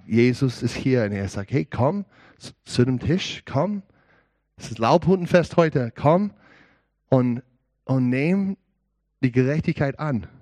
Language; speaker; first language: German; non-native, learner; English